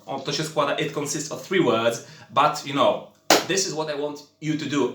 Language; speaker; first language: English; non-native, fluent; Polish